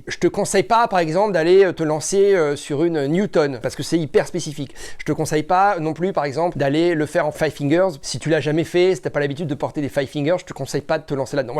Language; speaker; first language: French; native; French